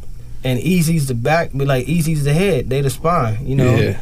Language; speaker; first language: English; native; English